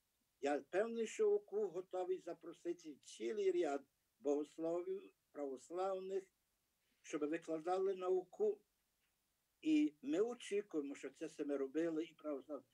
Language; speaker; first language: Ukrainian; early bilingual, heritage; Ukrainian